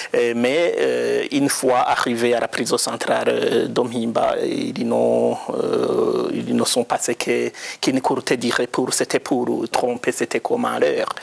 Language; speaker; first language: French; non-native, local second language; Rundi